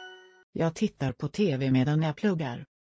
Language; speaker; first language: Swedish; non-native, learner; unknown